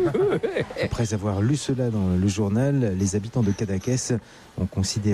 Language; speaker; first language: French; native; French